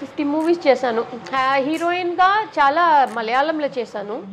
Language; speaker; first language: Telugu; non-native, local second language; Tamil